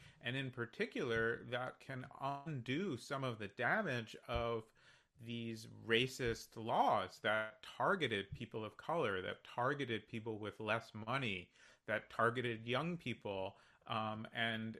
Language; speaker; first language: English; native; English